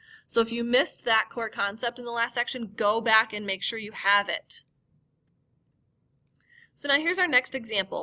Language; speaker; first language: English; native; English